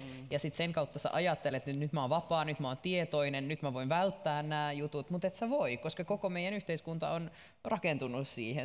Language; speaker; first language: Finnish; native; Finnish